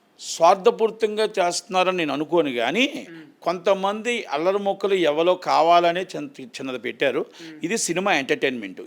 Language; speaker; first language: Telugu; native; Telugu